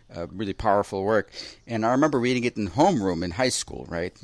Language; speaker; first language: English; early bilingual, other home language; Russian